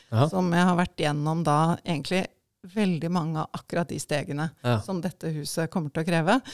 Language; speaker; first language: Norwegian; native; Norwegian